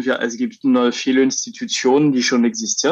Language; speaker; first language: German; non-native, learner; French